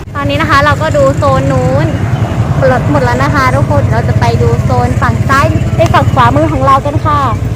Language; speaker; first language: Thai; non-native, local second language; Hmong